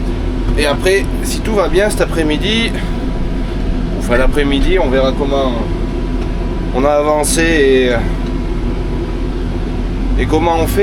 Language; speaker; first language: French; native; French